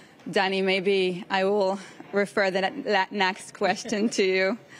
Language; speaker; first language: English; non-native, fluent; Hebrew